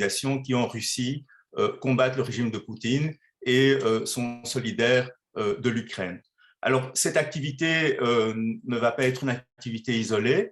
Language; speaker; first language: French; native; French